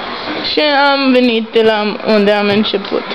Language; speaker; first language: Romanian; early bilingual, heritage; Romanian